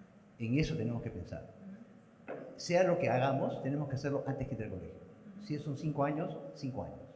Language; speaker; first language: Spanish; native; Spanish